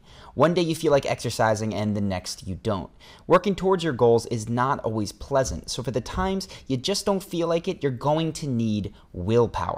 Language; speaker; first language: English; native; English